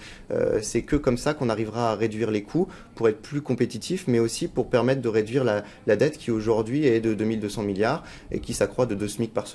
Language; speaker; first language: French; native; French